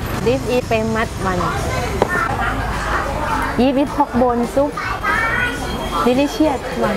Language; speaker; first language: English; non-native, learner; Thai